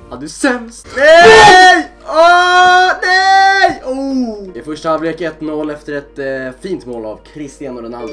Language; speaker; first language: Swedish; native; Swedish